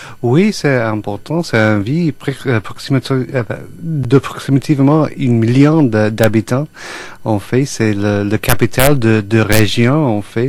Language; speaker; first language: French; non-native, fluent; English